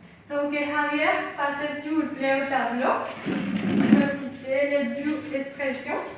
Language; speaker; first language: French; non-native, fluent; Spanish